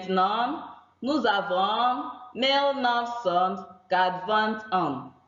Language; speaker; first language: French; non-native, fluent; Igbo